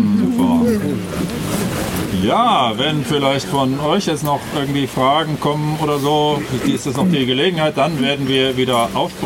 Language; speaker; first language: German; native; German